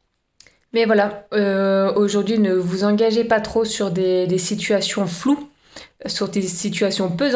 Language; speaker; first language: French; native; French